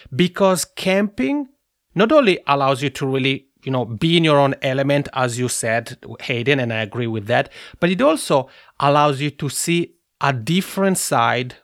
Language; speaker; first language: English; non-native, fluent; Italian